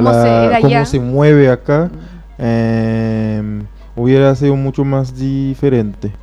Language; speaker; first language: Spanish; non-native, fluent; Haitian Creole